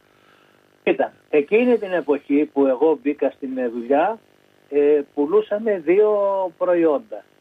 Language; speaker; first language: Greek; native; Greek